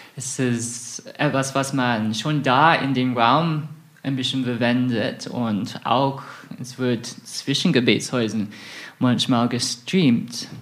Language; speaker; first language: German; non-native, fluent; English